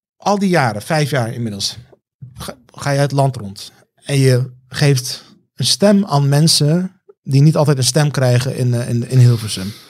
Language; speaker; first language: Dutch; early bilingual, other home language; Turkish